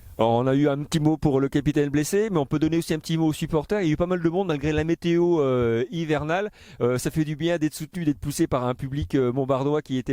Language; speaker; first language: French; native; French